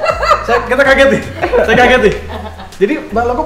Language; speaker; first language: Indonesian; native; Indonesian